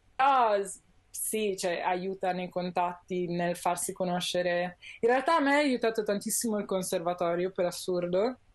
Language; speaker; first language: Italian; native; Italian